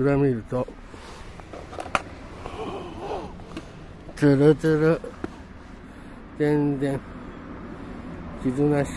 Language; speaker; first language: Japanese; native; Japanese